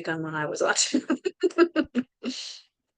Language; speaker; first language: English; native; English